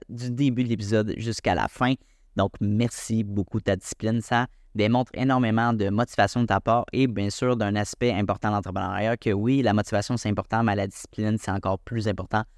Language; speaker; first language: French; native; French